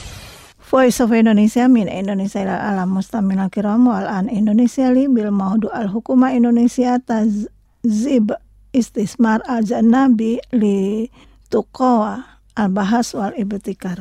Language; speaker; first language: Arabic; non-native, fluent; Indonesian